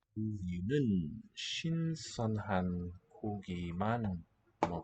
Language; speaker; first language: Korean; non-native, learner; English